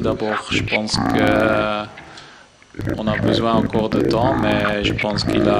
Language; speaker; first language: French; non-native, fluent; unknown